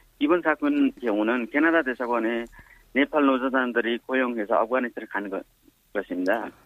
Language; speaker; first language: Korean; non-native, fluent; Nepali